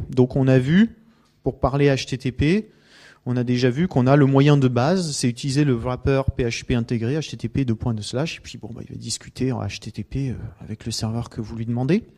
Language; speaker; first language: French; native; French